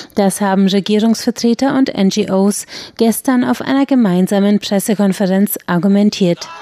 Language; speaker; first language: German; native; German